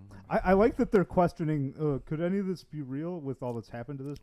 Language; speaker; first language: English; native; English